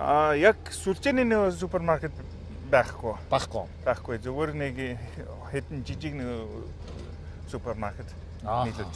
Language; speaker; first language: Mongolian; non-native, fluent; English